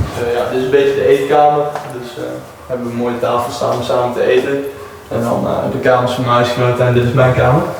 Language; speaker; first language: Dutch; native; Dutch